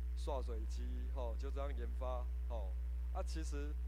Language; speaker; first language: Chinese; native; Chinese